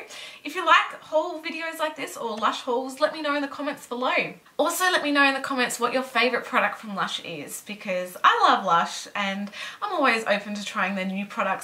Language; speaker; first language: English; native; English